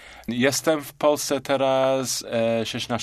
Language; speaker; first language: Polish; non-native, learner; English